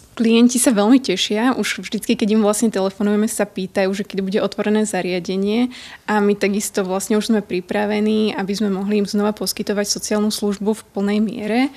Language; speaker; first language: Slovak; native; Slovak